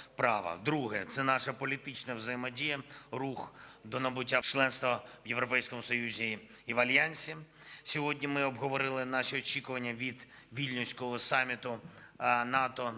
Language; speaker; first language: Ukrainian; non-native, local second language; Russian